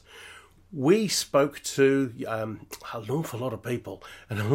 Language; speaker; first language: English; native; English